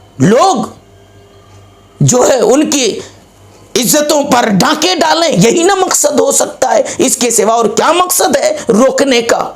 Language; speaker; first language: Urdu; native; Urdu